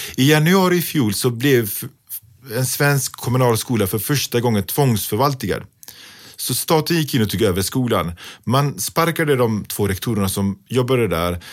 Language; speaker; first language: Swedish; early bilingual, other home language; Pashto